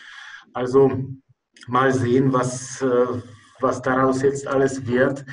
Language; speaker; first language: German; non-native, fluent; Czech